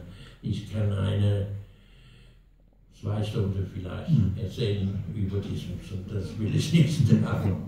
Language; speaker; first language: German; non-native, learner; Danish